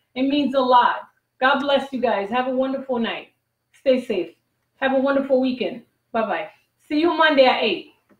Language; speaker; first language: English; non-native, fluent; Haitian Creole